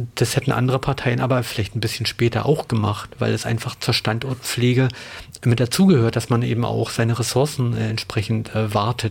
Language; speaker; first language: German; native; German